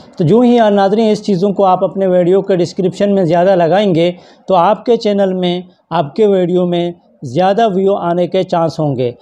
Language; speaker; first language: Urdu; native; Urdu